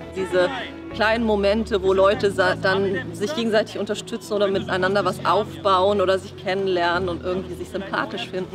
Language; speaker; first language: German; native; German